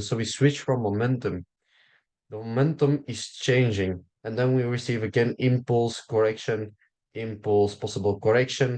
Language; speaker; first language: English; non-native, fluent; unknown